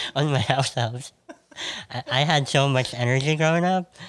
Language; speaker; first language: English; non-native, local second language; Filipino